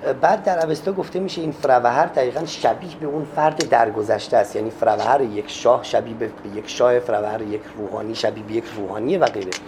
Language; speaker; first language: Persian; non-native, local second language; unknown